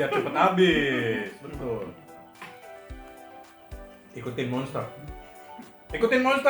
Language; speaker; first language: Indonesian; non-native, fluent; Arabic